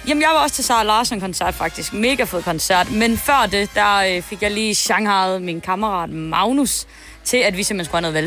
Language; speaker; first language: Danish; native; Danish